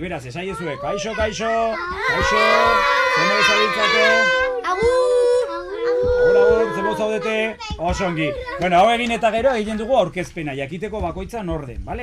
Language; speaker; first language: Basque; native; Basque